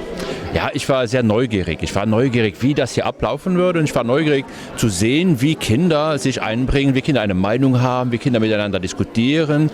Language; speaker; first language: German; non-native, local second language; Luxembourgish